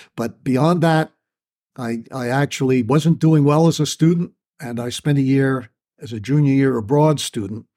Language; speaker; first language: English; native; English